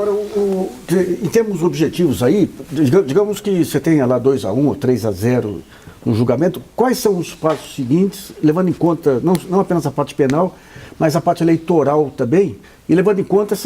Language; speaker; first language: Portuguese; native; Portuguese